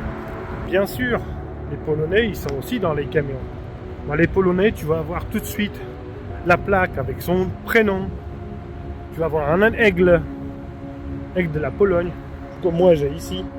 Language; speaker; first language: French; non-native, fluent; Polish